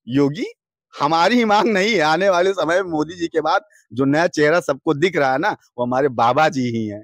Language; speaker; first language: Hindi; native; Hindi